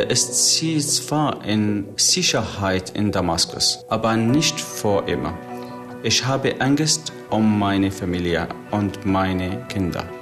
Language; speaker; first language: German; non-native, learner; Arabic